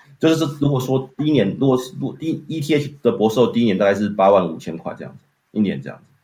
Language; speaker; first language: Chinese; native; Chinese